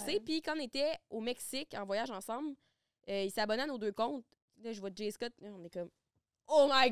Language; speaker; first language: French; native; French